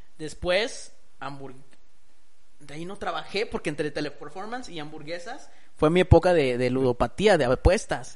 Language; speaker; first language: Spanish; early bilingual, heritage; Spanish